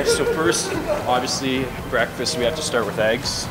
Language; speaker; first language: English; native; English